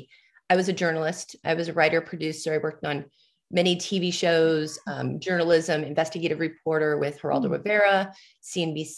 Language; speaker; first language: English; native; English